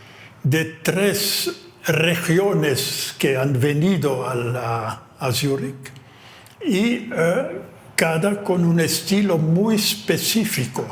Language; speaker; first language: Spanish; non-native, fluent; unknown